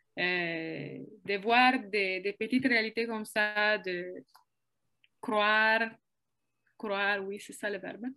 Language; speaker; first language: French; non-native, fluent; Italian